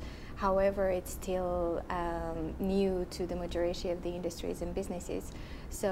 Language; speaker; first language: English; non-native, fluent; Romanian